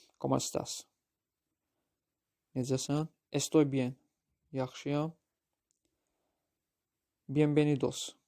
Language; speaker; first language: Spanish; non-native, learner; Azerbaijani